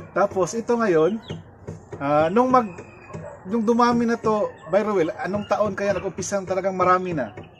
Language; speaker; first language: Filipino; non-native, local second language; Cebuano